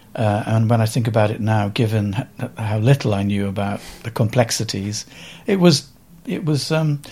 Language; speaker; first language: English; native; English